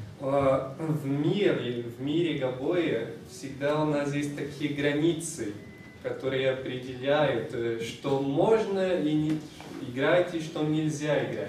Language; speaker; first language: Russian; non-native, fluent; Portuguese